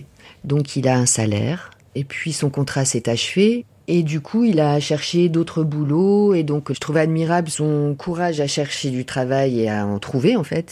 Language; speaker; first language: French; native; French